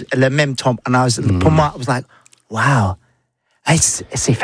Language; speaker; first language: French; non-native, learner; English